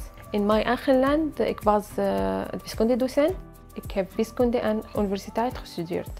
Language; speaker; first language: Dutch; non-native, learner; Arabic